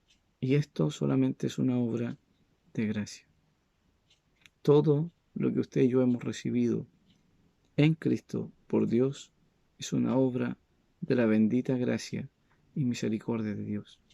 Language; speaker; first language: Spanish; native; Spanish